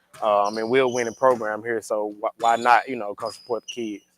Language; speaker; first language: English; native; English